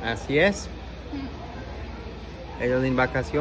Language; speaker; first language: Spanish; non-native, learner; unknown